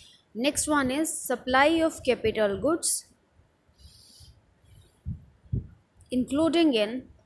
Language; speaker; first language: English; non-native, local second language; Hindi